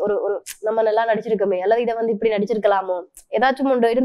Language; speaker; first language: Tamil; native; Tamil